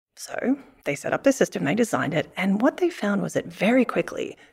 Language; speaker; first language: English; native; English